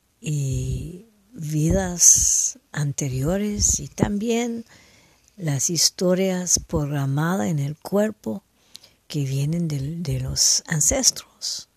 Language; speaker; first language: Spanish; non-native, fluent; French